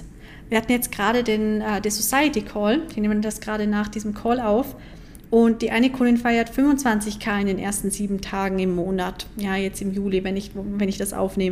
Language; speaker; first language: German; native; German